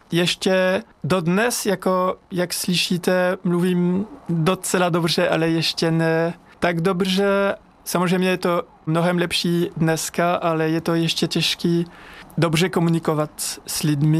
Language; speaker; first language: Czech; non-native, learner; French